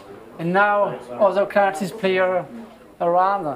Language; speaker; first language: English; non-native, fluent; French